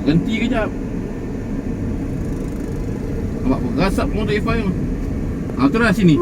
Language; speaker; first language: Malay; native; Malay